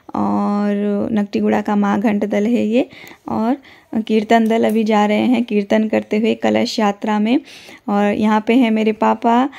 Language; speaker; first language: Hindi; non-native, local second language; Odia